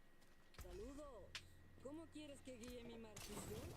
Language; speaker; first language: Spanish; native; Spanish